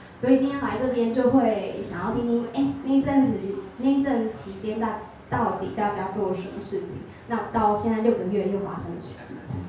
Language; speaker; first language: Chinese; native; Chinese